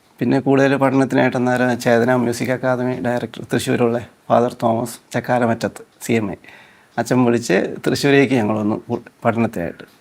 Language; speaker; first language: Malayalam; native; Malayalam